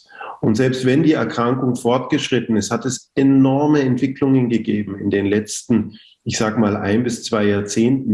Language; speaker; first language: German; native; German